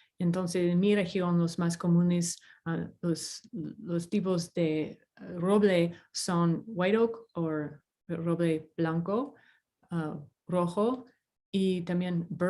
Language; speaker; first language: Spanish; non-native, fluent; English